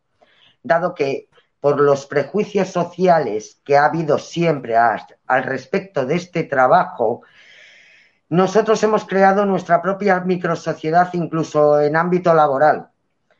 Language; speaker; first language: Spanish; native; Spanish